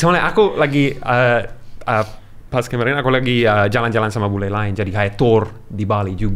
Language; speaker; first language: Indonesian; non-native, learner; English